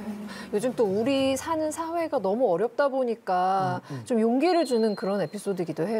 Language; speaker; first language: Korean; native; Korean